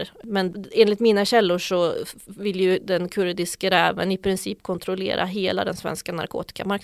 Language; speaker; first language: Swedish; native; Swedish